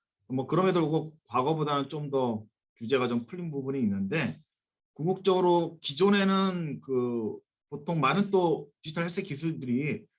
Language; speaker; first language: Korean; native; Korean